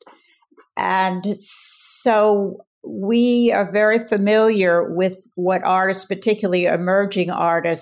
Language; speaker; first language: English; native; English